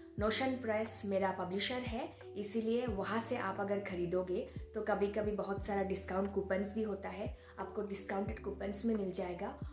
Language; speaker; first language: Hindi; non-native, local second language; Bangla